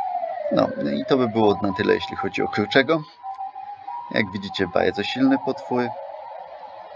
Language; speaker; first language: Polish; native; Polish